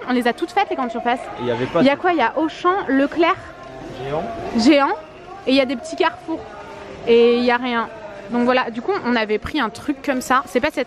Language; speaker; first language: French; native; French